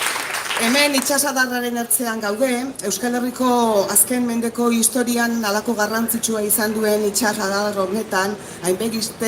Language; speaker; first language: Basque; native; Basque